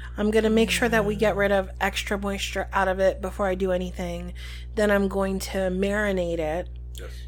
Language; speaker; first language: English; early bilingual, other home language; Spanish